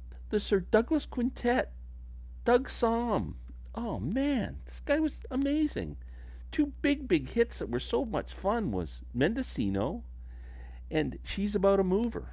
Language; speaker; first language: English; native; English